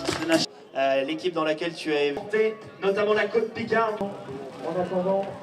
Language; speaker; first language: French; native; French